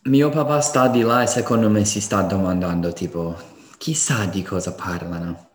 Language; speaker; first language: Italian; non-native, fluent; English